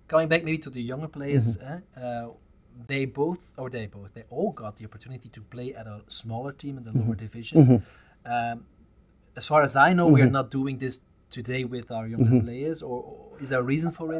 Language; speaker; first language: English; non-native, fluent; Dutch